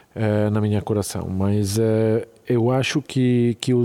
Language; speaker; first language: Portuguese; non-native, fluent; Hungarian